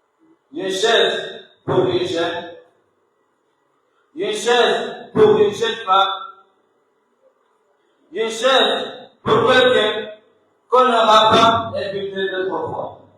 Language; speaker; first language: French; non-native, local second language; Comorian